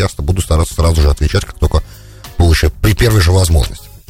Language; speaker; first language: Russian; native; Russian